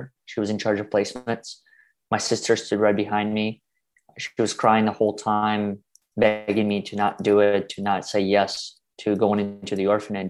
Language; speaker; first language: English; early bilingual, other home language; Russian